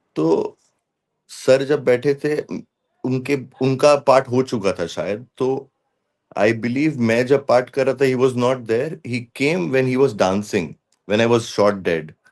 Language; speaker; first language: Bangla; non-native, local second language; Hindi